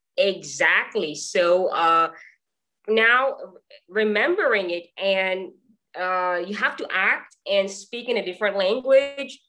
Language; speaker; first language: English; non-native, fluent; Morisyen